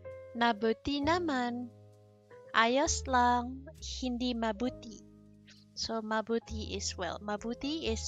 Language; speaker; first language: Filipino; non-native, learner; English